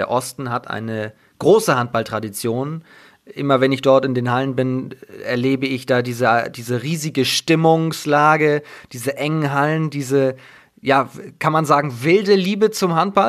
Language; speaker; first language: German; native; German